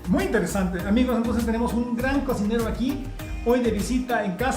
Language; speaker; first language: Spanish; native; Spanish